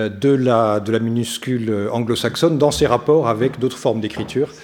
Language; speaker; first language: French; native; French